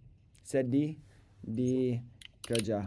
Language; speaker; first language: Indonesian; non-native, learner; English